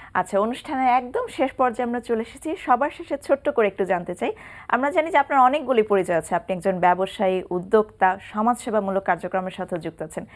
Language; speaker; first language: Bangla; native; Bangla